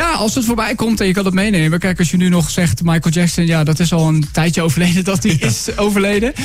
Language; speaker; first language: Dutch; native; Dutch